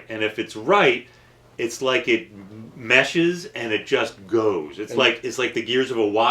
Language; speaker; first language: English; native; English